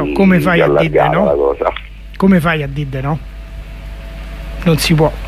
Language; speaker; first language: Italian; native; Italian